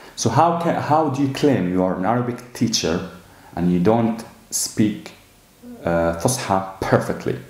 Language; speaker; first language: English; non-native, fluent; Arabic